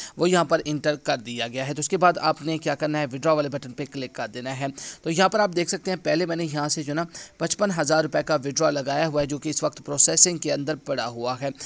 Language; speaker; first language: Urdu; non-native, local second language; Saraiki